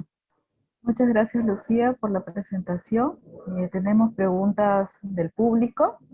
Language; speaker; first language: Spanish; native; Spanish